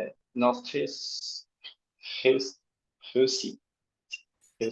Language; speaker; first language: French; non-native, learner; Portuguese